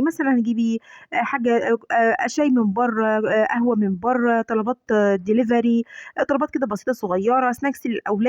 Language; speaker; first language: Arabic; native; Arabic